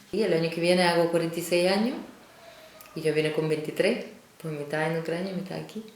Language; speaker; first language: Spanish; non-native, fluent; Russian